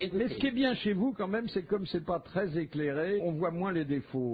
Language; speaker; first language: French; native; French